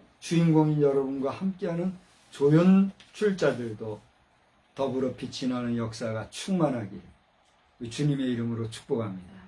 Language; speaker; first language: Korean; native; Korean